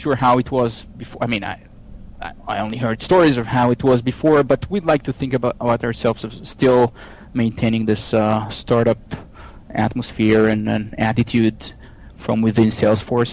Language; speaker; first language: English; non-native, fluent; Hebrew